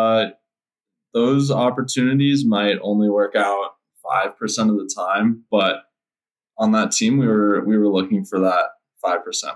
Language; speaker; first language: English; native; English